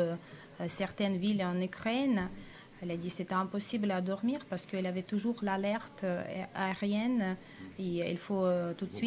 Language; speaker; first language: French; non-native, fluent; Russian